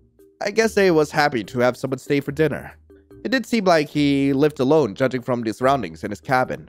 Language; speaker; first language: English; native; English